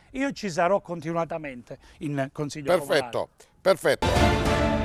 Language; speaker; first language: Italian; native; Italian